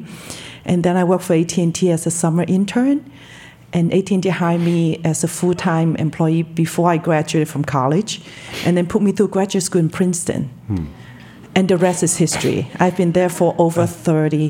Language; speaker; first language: English; non-native, local second language; Cantonese